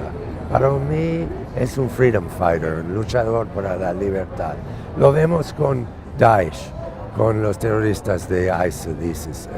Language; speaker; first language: Spanish; non-native, fluent; English